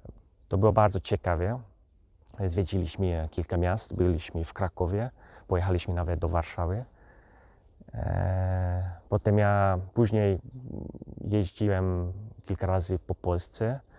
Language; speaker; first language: Polish; non-native, fluent; Hungarian